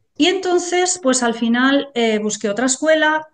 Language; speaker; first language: Spanish; native; Spanish